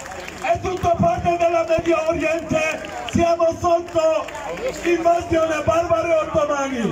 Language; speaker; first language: Italian; non-native, learner; Kurdish